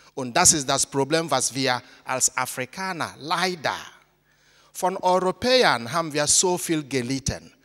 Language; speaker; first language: German; non-native, fluent; Igbo